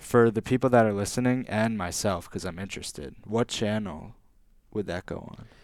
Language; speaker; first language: English; native; English